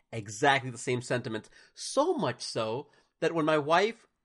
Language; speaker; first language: English; native; English